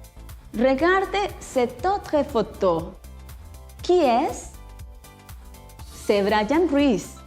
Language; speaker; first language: French; non-native, fluent; Spanish